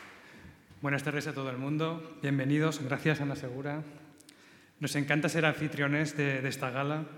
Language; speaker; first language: Spanish; native; Spanish